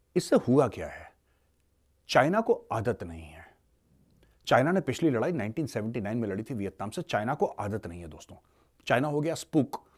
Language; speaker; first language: Hindi; native; Hindi